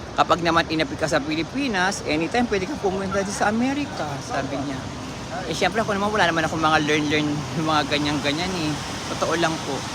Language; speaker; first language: Filipino; native; Filipino